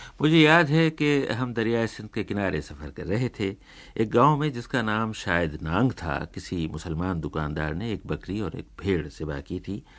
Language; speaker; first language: Urdu; native; Urdu